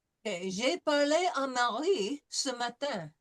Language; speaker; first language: French; non-native, fluent; English